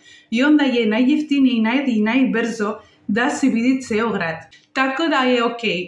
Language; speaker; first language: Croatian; non-native, learner; Spanish